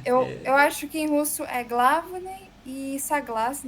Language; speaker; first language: Portuguese; native; Portuguese